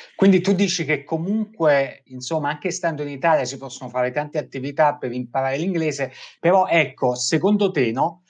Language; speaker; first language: Italian; native; Italian